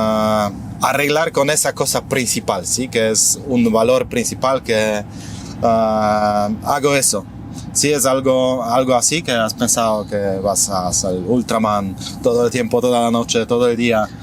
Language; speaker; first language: Spanish; non-native, fluent; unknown